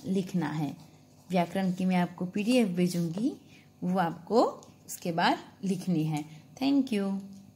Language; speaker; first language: Hindi; non-native, local second language; Gujarati